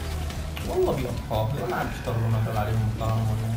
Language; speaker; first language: Arabic; native; Arabic